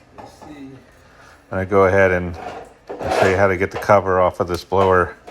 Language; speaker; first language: English; native; English